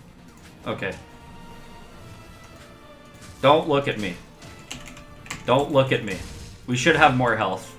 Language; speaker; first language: English; native; English